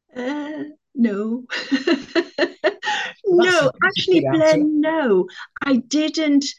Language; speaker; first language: English; native; English